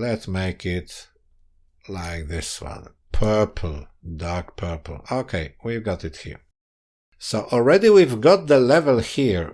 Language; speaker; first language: English; non-native, fluent; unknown